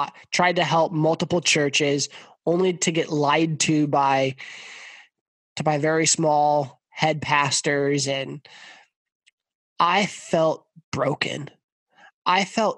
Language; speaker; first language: English; native; English